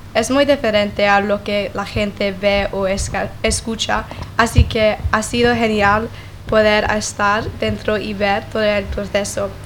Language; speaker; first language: Spanish; non-native, learner; English